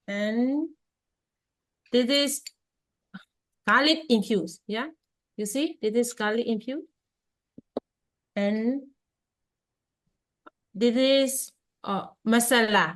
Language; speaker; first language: English; non-native, learner; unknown